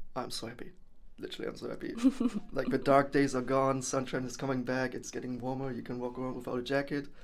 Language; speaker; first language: English; non-native, fluent; German